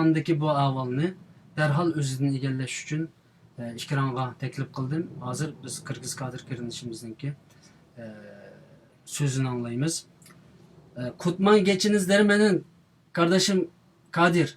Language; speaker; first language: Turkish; non-native, fluent; Uyghur